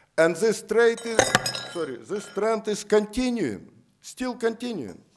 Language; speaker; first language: English; non-native, fluent; Russian